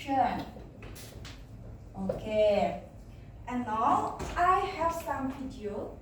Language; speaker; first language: English; non-native, learner; Indonesian